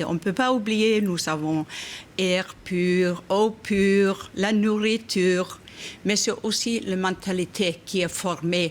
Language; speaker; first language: French; non-native, fluent; Icelandic